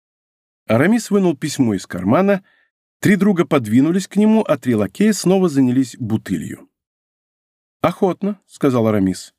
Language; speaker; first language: Russian; native; Russian